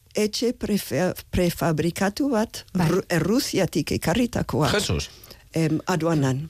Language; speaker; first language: Basque; early bilingual, other home language; English